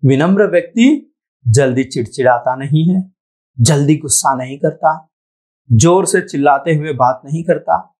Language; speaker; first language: Hindi; non-native, local second language; Telugu